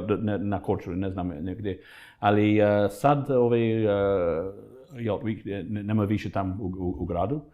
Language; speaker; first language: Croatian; non-native, fluent; English